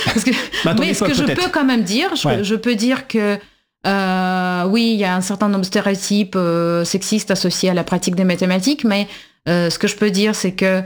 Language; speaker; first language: French; non-native, fluent; Russian